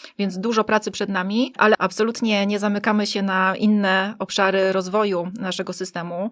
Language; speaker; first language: Polish; native; Polish